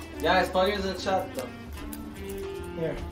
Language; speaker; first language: English; non-native, fluent; French